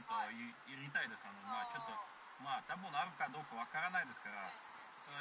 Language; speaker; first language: Japanese; non-native, learner; Russian